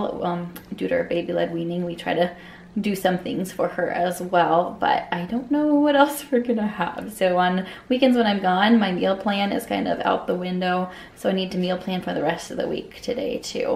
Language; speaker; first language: English; native; English